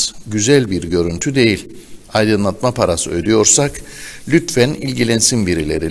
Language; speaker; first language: Turkish; native; Turkish